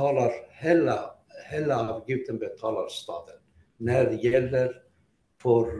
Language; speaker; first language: Swedish; non-native, fluent; Greek